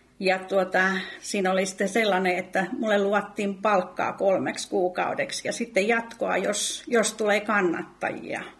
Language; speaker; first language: Finnish; native; Finnish